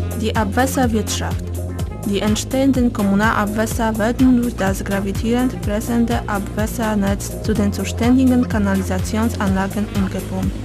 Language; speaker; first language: German; non-native, fluent; Polish